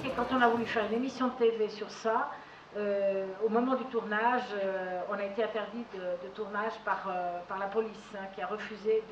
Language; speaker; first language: French; native; French